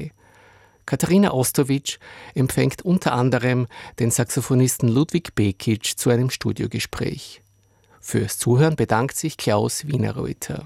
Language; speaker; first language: German; native; German